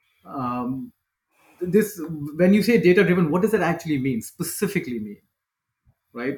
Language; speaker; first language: English; non-native, local second language; Hindi